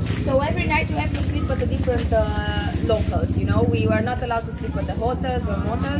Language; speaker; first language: English; non-native, fluent; Romanian